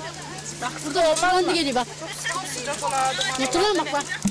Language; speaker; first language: Turkish; native; Turkish